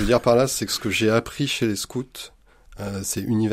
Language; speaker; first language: French; native; French